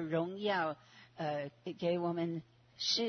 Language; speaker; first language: Chinese; non-native, fluent; English